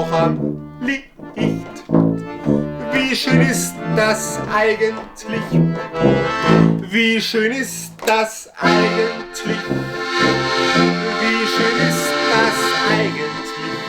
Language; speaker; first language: German; native; German